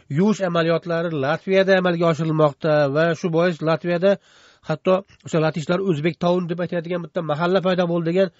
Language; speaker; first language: Uzbek; native; Uzbek